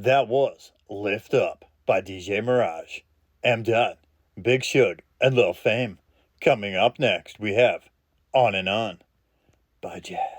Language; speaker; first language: English; native; English